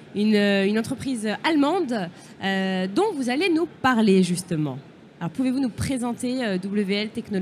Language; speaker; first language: French; native; French